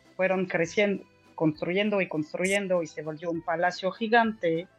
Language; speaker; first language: Spanish; non-native, fluent; French